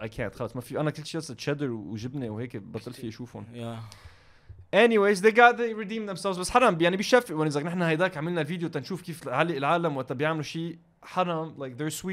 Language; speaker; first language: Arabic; native; Arabic